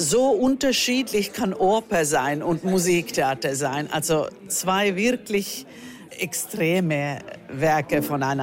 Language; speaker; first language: German; non-native, fluent; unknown